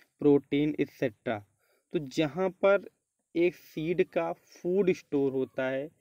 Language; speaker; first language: Hindi; native; Hindi